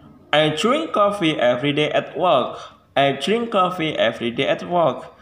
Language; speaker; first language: English; non-native, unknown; Indonesian